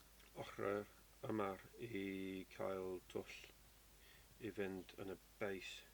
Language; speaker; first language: Welsh; non-native, learner; English